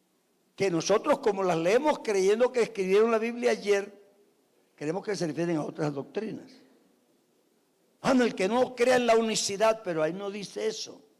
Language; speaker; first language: Spanish; native; Spanish